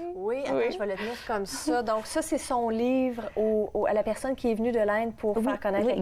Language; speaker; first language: French; native; French